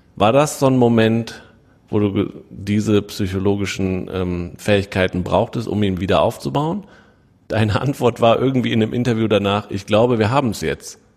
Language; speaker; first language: German; native; German